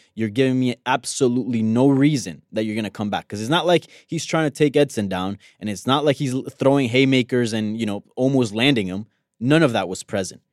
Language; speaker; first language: English; early bilingual, other home language; Spanish